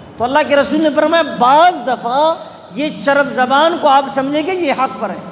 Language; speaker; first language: Urdu; non-native, local second language; Pashto